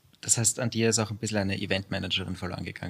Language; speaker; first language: German; native; German